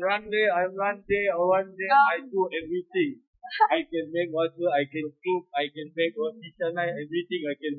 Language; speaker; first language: English; non-native, learner; Bangla